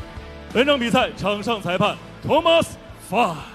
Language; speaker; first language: Chinese; native; Chinese